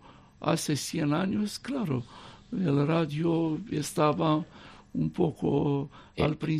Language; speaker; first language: Spanish; non-native, fluent; Romanian